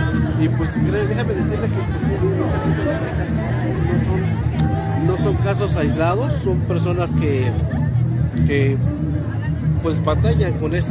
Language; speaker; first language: Spanish; native; Spanish